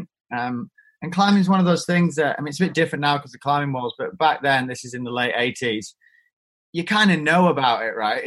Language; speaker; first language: English; native; English